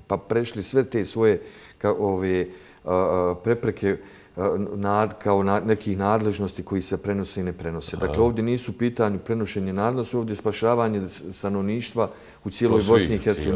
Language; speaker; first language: Serbian; native; Serbian